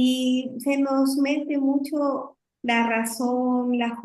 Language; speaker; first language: Spanish; native; Spanish